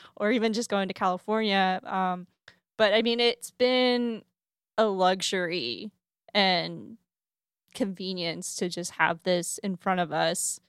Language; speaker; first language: English; native; English